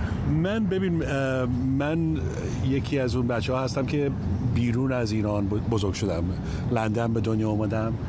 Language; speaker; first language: Persian; early bilingual, heritage; English